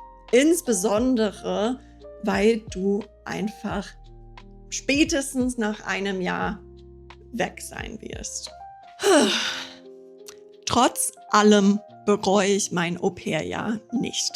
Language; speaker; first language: German; non-native, fluent; English